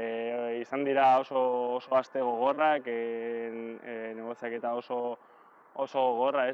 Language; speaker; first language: Basque; non-native, local second language; Spanish